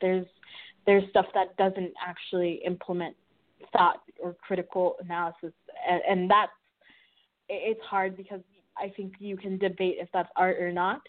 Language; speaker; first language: English; native; English